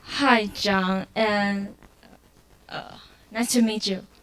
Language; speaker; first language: English; non-native, learner; Chinese